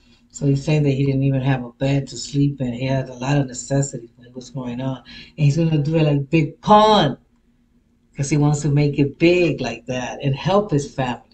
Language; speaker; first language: English; early bilingual, other home language; Spanish